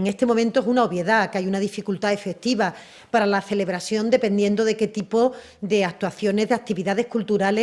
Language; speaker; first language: Spanish; native; Spanish